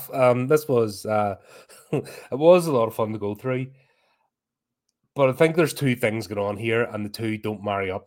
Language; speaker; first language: English; native; English